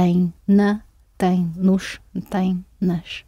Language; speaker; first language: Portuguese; non-native, fluent; English